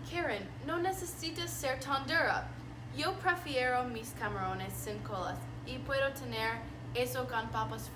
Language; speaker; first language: Spanish; non-native, learner; English